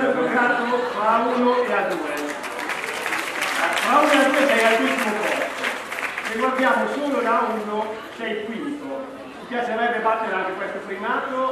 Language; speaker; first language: Italian; native; Italian